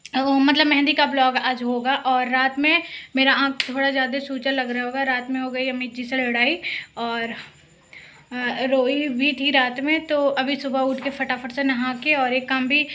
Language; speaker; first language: Hindi; native; Hindi